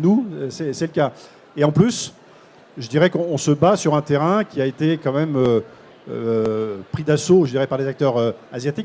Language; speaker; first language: French; native; French